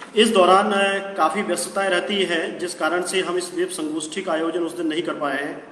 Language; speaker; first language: Hindi; native; Hindi